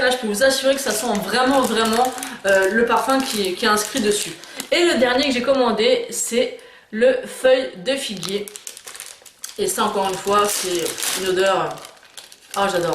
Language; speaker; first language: French; native; French